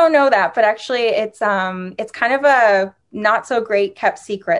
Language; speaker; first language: English; native; English